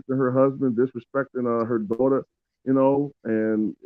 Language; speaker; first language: English; native; English